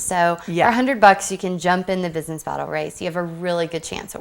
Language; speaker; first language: English; native; English